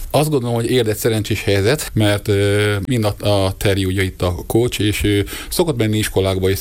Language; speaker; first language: Hungarian; native; Hungarian